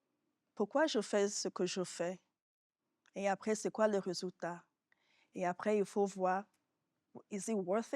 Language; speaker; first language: French; non-native, fluent; Yoruba